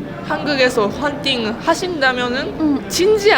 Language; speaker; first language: Korean; non-native, fluent; Japanese